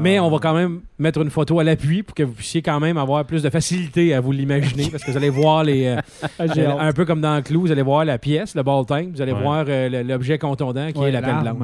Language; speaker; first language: French; native; French